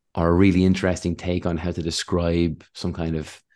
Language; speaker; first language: English; native; English